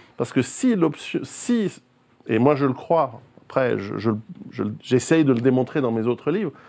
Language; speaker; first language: French; native; French